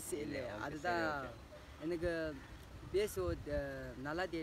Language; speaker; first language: Tamil; non-native, learner; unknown